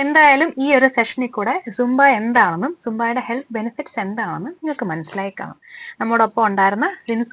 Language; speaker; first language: Malayalam; native; Malayalam